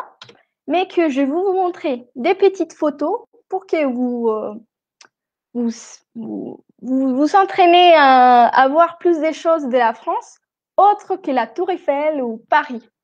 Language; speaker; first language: French; non-native, fluent; Spanish